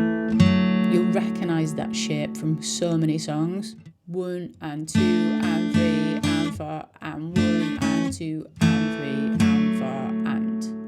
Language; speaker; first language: English; native; English